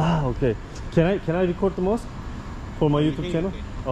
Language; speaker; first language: English; non-native, learner; Turkish